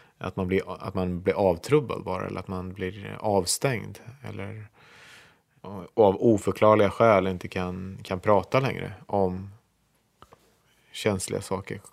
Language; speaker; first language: Swedish; native; Swedish